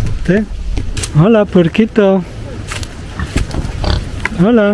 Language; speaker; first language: Spanish; non-native, fluent; Italian